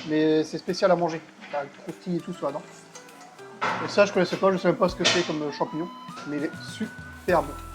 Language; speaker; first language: French; native; French